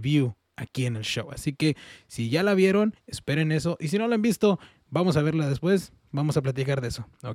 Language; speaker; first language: Spanish; early bilingual, heritage; Spanish